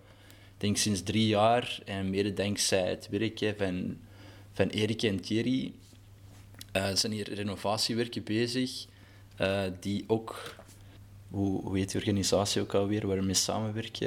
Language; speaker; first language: Dutch; native; Dutch